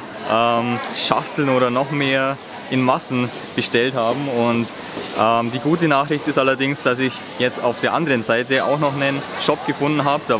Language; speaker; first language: German; native; German